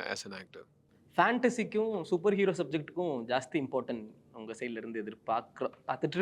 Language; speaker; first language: Tamil; native; Tamil